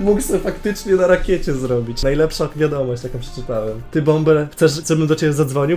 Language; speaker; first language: Polish; native; Polish